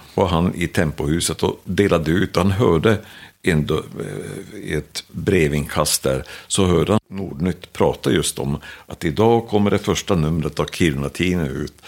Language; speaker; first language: Swedish; native; Swedish